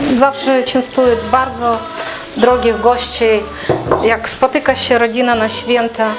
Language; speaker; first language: Polish; non-native, learner; Ukrainian